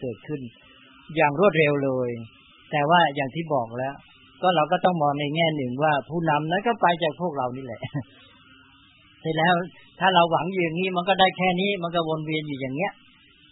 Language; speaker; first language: Thai; native; Thai